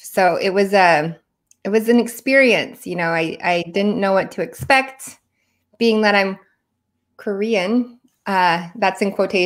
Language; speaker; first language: English; native; English